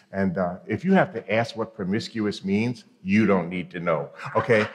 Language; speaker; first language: English; native; English